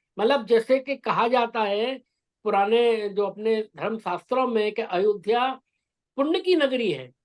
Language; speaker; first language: Hindi; native; Hindi